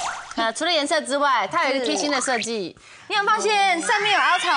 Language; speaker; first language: Chinese; native; Chinese